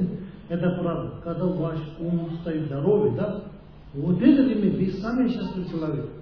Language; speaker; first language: Russian; non-native, learner; Tibetan